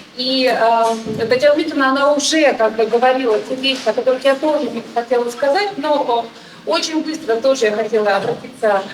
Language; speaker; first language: Russian; native; Russian